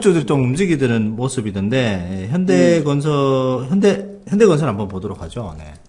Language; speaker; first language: Korean; native; Korean